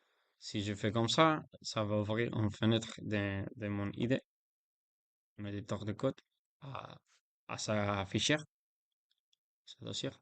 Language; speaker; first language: French; non-native, learner; Spanish